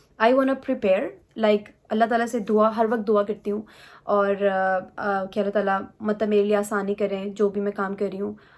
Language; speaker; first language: Urdu; native; Urdu